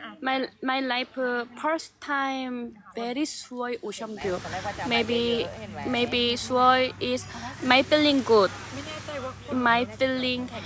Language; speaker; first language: English; non-native, learner; Korean